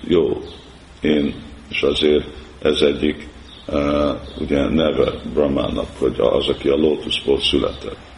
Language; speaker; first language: Hungarian; early bilingual, heritage; Hungarian